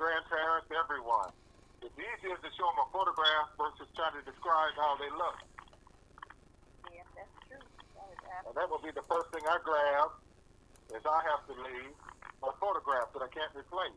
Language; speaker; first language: English; native; English